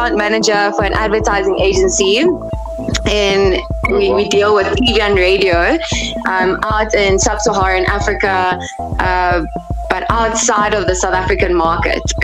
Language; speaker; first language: English; native; English